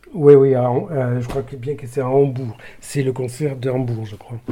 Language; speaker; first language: French; native; French